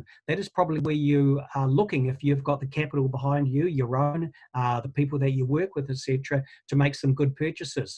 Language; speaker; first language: English; native; English